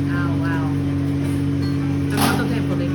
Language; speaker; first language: Italian; non-native, learner; English